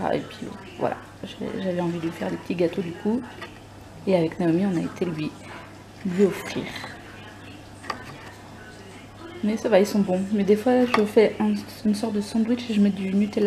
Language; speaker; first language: French; native; French